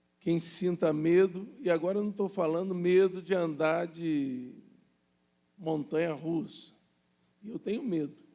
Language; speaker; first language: Portuguese; native; Portuguese